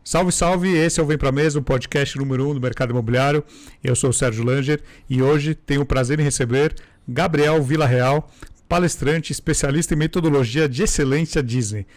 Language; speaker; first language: Portuguese; native; Portuguese